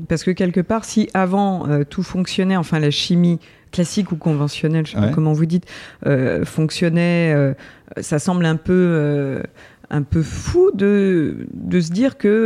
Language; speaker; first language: French; native; French